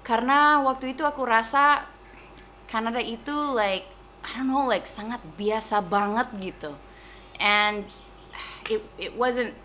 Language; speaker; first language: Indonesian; non-native, fluent; English